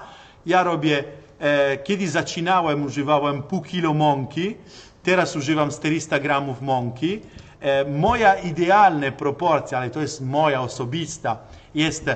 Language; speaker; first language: Polish; non-native, learner; Italian